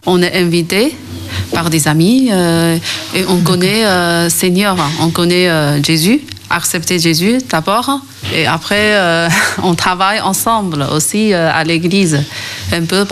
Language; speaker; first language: French; non-native, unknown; Chinese